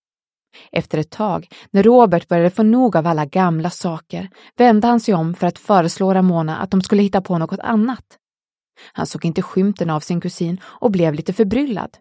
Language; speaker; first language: Swedish; native; Swedish